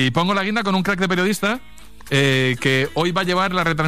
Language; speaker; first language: Spanish; native; Spanish